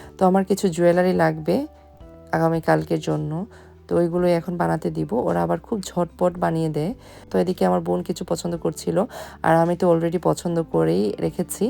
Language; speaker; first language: Bangla; native; Bangla